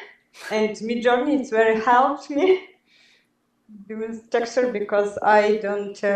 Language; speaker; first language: English; non-native, learner; Belarusian